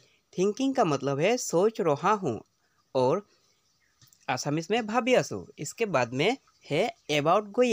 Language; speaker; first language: Hindi; non-native, local second language; Assamese